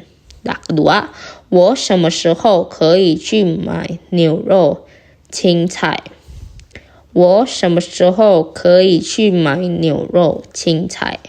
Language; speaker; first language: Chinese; non-native, fluent; Indonesian